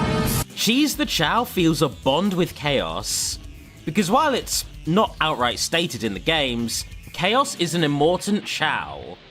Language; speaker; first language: English; native; English